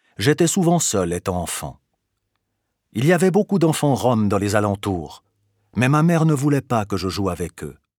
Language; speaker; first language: French; non-native, fluent; Albanian